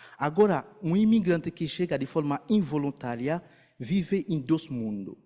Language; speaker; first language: Portuguese; non-native, fluent; Haitian Creole